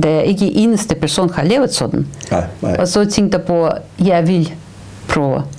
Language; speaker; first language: Danish; non-native, fluent; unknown